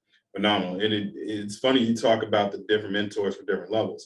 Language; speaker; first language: English; native; English